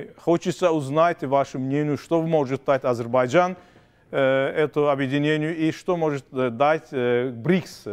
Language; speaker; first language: Russian; non-native, local second language; Azerbaijani